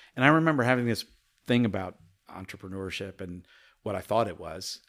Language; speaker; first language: English; early bilingual, other home language; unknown